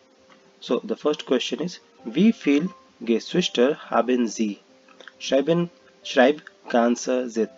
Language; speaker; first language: German; non-native, fluent; Hindi